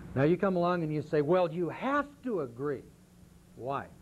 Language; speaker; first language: English; native; English